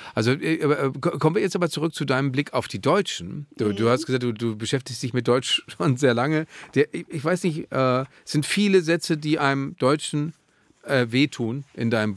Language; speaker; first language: German; native; German